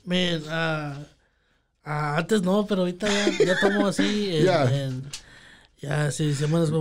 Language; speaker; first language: Spanish; native; Spanish